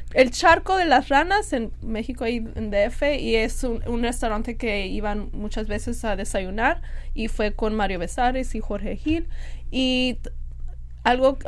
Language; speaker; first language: Spanish; early bilingual, heritage; Spanish